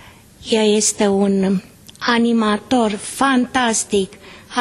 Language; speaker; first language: Romanian; native; Romanian